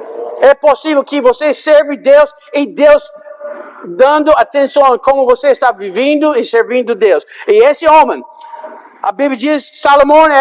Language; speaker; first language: Portuguese; non-native, fluent; English